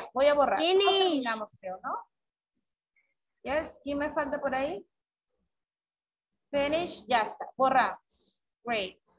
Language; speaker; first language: Spanish; native; Spanish